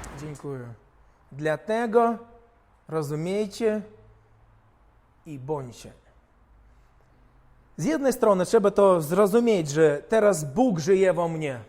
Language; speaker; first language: Polish; non-native, fluent; Ukrainian